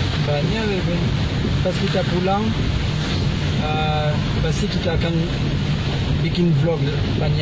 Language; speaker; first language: Indonesian; non-native, learner; French